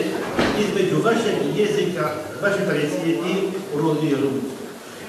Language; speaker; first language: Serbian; non-native, fluent; French